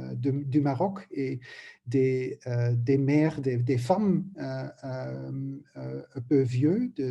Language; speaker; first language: French; non-native, learner; Dutch